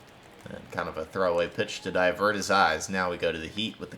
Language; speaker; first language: English; native; English